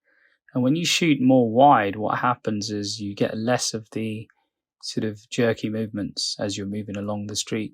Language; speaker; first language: English; native; English